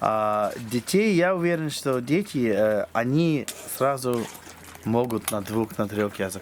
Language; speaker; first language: Russian; non-native, fluent; English